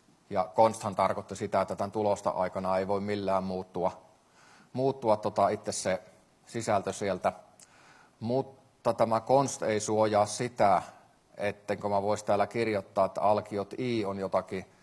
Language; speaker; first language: Finnish; native; Finnish